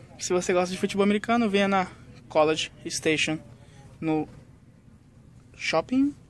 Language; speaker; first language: Portuguese; native; Portuguese